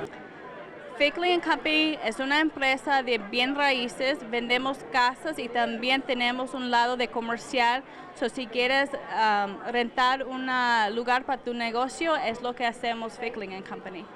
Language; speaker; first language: Spanish; early bilingual, heritage; Spanish